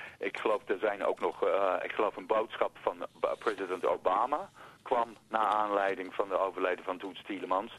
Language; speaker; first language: Dutch; non-native, fluent; English